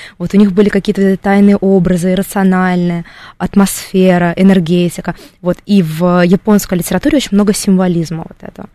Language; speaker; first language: Russian; native; Russian